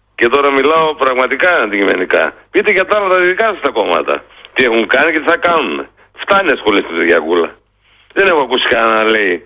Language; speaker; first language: Greek; non-native, local second language; Turkish